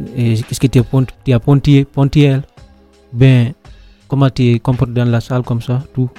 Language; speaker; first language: French; non-native, local second language; Fula